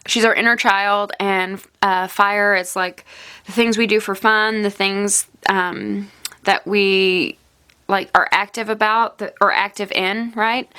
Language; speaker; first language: English; native; English